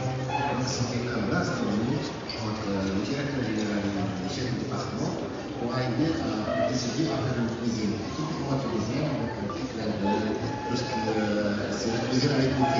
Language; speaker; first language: French; non-native, local second language; Arabic